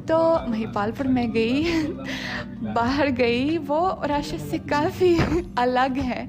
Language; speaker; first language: Hindi; non-native, fluent; Russian